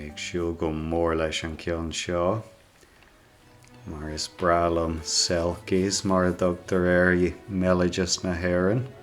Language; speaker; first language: Irish; non-native, local second language; English